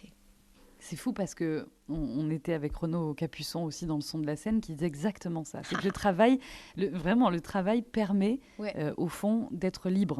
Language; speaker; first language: French; native; French